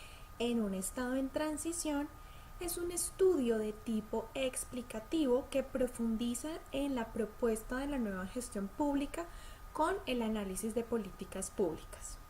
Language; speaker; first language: Spanish; native; Spanish